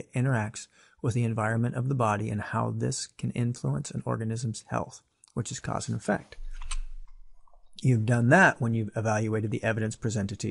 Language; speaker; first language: English; native; English